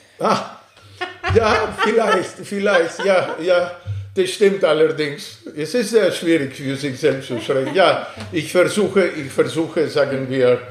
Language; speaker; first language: German; non-native, fluent; Greek